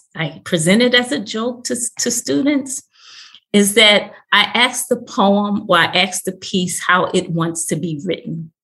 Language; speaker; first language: English; native; English